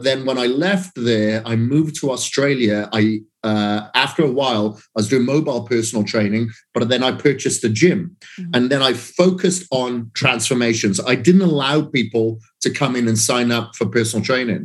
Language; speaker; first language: English; native; English